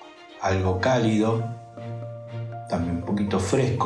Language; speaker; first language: Spanish; native; Spanish